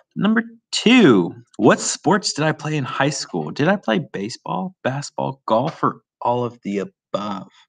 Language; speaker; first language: English; native; English